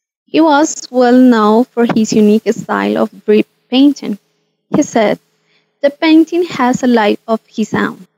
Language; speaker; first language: English; non-native, fluent; Spanish